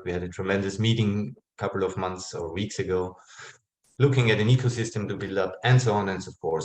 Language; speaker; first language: English; non-native, fluent; German